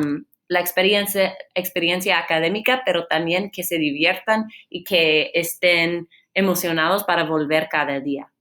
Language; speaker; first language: Spanish; non-native, fluent; English